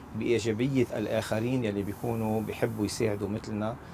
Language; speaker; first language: Arabic; native; Arabic